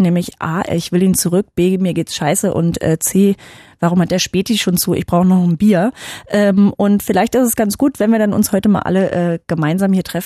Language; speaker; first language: German; native; German